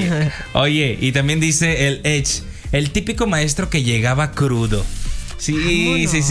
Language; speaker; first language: Spanish; native; Spanish